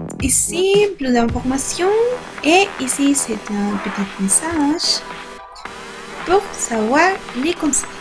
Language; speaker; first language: French; non-native, learner; Spanish